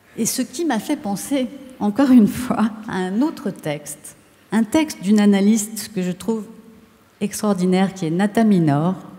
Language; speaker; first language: French; native; French